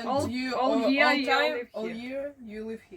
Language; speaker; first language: English; non-native, learner; Ukrainian